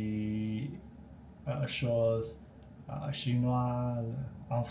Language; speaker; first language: French; non-native, learner; Chinese